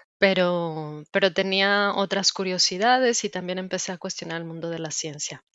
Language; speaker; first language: Spanish; native; Spanish